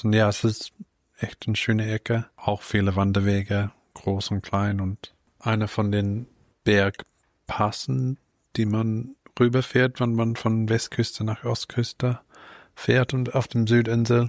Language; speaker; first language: German; non-native, fluent; English